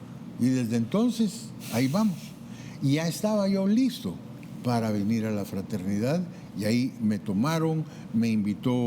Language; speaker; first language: Spanish; native; Spanish